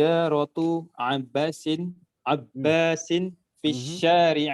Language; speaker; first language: Arabic; non-native, learner; Malay